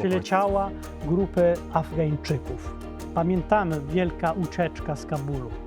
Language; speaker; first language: Polish; non-native, fluent; Italian